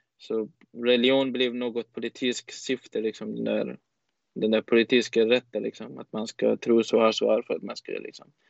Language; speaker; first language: Swedish; non-native, fluent; Persian